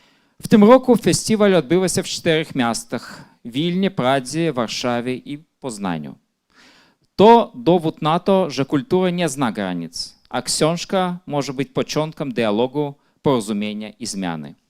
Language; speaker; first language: Polish; non-native, fluent; Belarusian